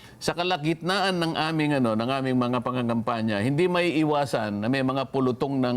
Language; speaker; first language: Filipino; native; Filipino